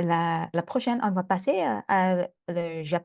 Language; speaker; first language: French; non-native, fluent; Thai